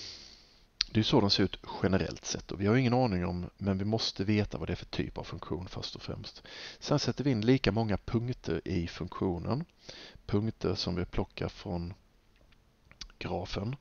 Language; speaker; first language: Swedish; native; Swedish